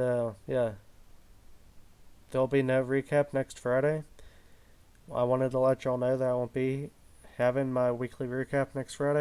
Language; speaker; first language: English; native; English